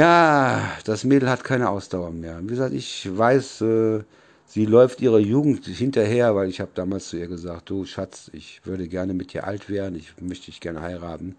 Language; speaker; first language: German; native; German